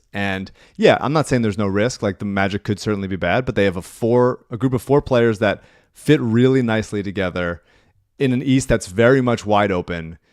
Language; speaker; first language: English; native; English